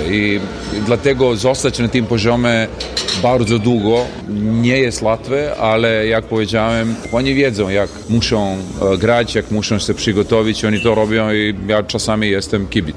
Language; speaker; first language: Polish; non-native, fluent; Serbian